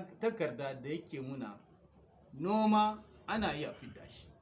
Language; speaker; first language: Hausa; non-native, local second language; Fula